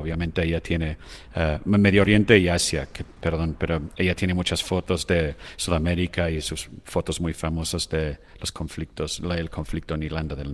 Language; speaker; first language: Spanish; non-native, fluent; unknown